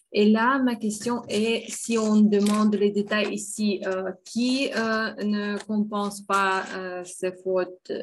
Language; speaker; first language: French; non-native, fluent; Russian